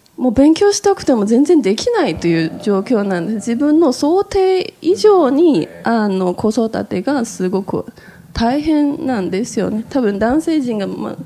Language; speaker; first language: Japanese; non-native, fluent; Chinese